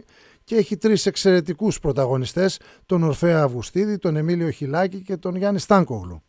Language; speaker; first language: Greek; native; Greek